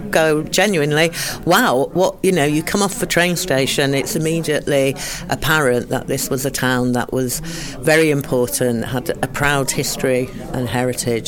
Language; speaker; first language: English; native; English